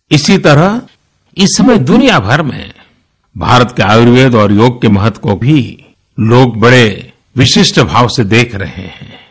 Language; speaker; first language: Hindi; non-native, local second language; Gujarati